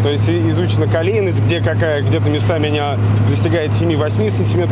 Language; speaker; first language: Russian; native; Russian